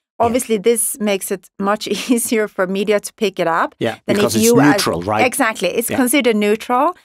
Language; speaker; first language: English; non-native, fluent; Swedish